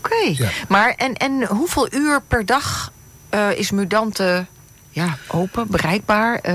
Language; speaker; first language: Dutch; native; Dutch